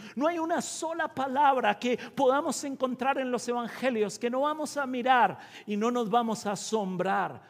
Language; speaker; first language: Spanish; native; Spanish